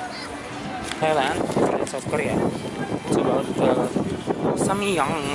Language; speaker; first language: English; non-native, learner; Indonesian